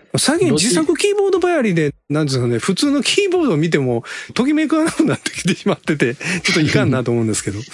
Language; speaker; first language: Japanese; native; Japanese